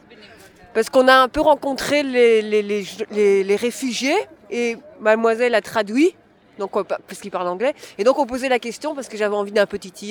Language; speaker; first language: French; native; French